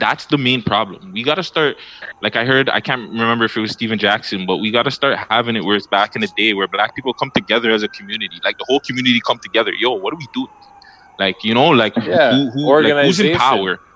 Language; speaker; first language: English; native; English